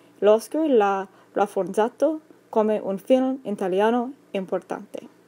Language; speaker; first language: Italian; non-native, learner; English